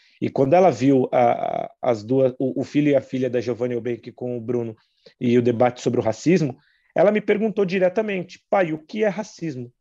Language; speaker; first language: Portuguese; native; Portuguese